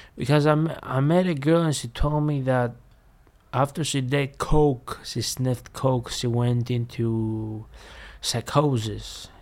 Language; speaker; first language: English; non-native, fluent; Greek